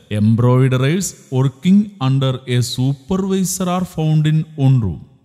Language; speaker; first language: English; non-native, local second language; Malayalam